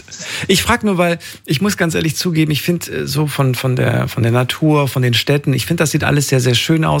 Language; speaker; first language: German; native; German